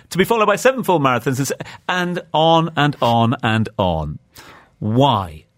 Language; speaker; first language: English; native; English